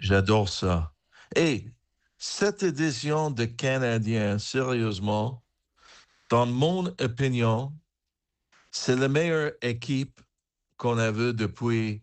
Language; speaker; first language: French; non-native, learner; English